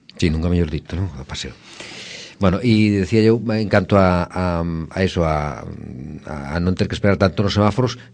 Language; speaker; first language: Galician; non-native, local second language; Spanish